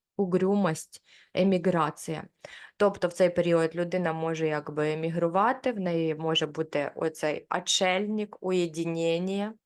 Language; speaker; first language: Ukrainian; non-native, local second language; Russian